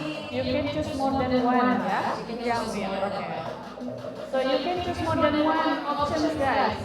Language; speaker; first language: English; non-native, fluent; Indonesian